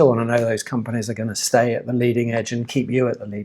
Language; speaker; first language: English; native; English